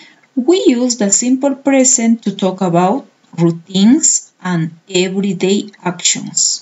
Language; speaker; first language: English; non-native, fluent; Spanish